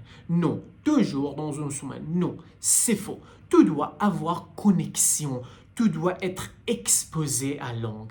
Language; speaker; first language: French; non-native, learner; Persian